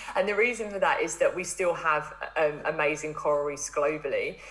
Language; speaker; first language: English; native; English